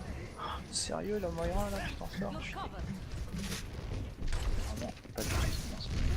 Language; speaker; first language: French; native; French